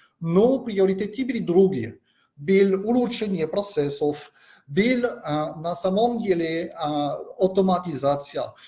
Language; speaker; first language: Russian; non-native, fluent; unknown